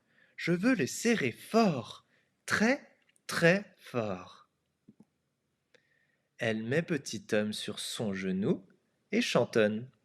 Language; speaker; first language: French; non-native, fluent; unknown